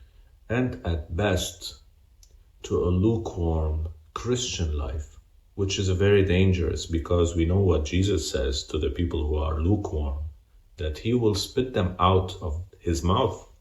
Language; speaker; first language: English; non-native, fluent; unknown